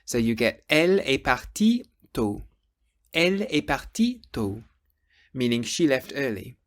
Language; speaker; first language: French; non-native, fluent; English